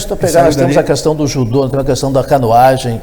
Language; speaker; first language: Portuguese; native; Portuguese